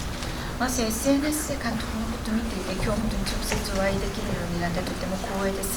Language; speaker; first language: Japanese; non-native, fluent; Korean